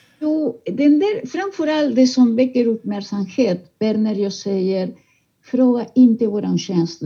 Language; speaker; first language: Swedish; non-native, fluent; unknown